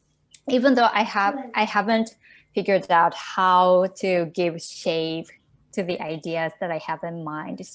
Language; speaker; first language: English; non-native, fluent; Japanese